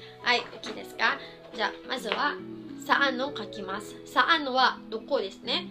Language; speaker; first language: Japanese; non-native, fluent; Filipino